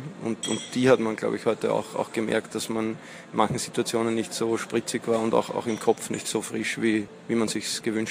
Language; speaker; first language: German; native; German